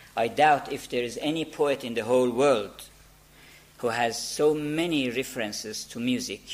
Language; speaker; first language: English; non-native, fluent; Persian